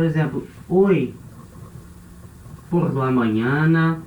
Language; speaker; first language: Spanish; non-native, fluent; Portuguese